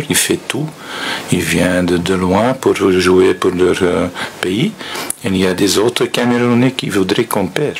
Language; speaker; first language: French; non-native, fluent; Dutch